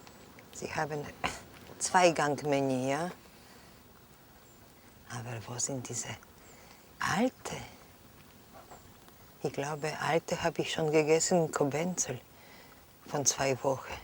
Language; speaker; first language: German; non-native, learner; Polish